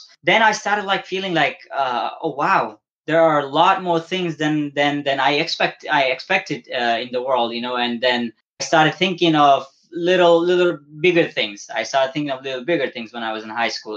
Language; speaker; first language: English; non-native, local second language; Balti